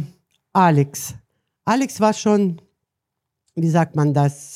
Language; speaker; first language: German; non-native, learner; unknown